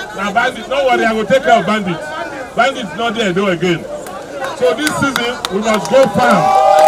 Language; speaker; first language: Nigerian Pidgin; non-native, local second language; Bini